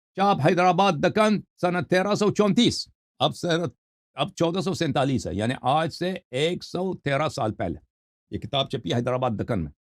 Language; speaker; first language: Urdu; native; Urdu